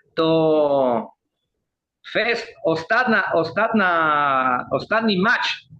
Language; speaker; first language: Ukrainian; early bilingual, heritage; Ukrainian